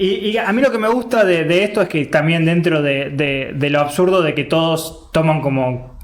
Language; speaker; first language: Spanish; native; Spanish